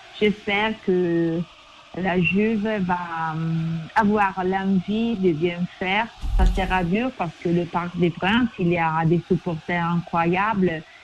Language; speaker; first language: French; non-native, fluent; Italian